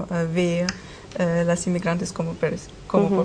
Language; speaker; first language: Spanish; non-native, learner; German